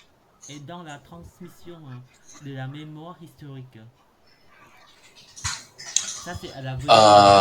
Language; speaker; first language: French; non-native, learner; Khmer